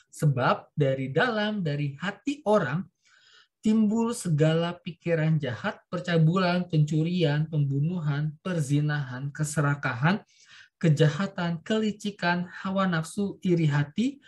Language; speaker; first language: Indonesian; native; Indonesian